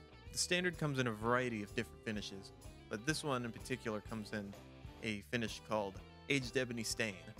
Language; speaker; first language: English; native; English